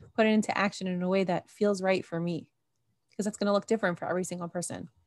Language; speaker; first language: English; native; English